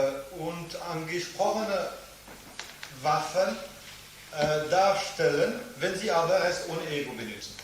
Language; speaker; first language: German; non-native, fluent; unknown